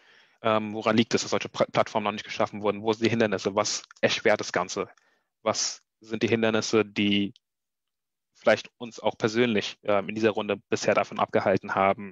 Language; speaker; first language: German; native; German